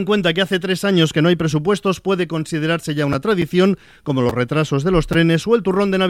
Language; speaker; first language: Spanish; native; Spanish